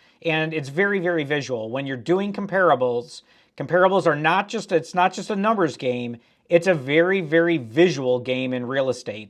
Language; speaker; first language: English; native; English